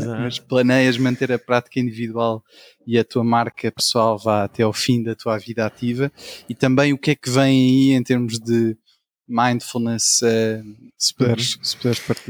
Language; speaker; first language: Portuguese; native; Portuguese